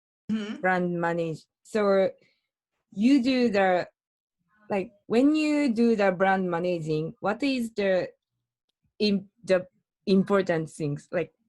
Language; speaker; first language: English; non-native, learner; Japanese